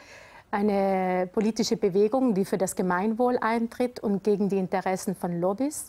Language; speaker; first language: German; native; German